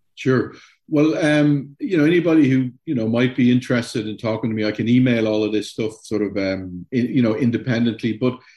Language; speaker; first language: English; native; English